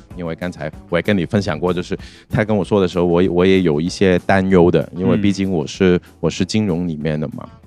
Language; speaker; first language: Chinese; non-native, local second language; Cantonese